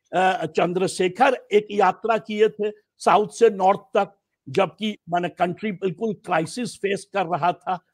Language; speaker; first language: Hindi; native; Hindi